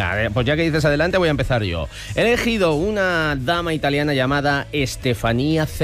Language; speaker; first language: Spanish; native; Spanish